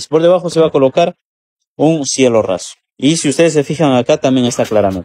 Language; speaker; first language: Spanish; native; Spanish